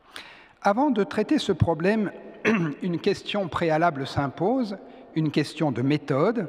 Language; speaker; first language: French; native; French